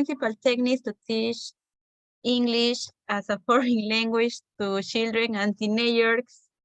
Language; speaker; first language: English; non-native, learner; Spanish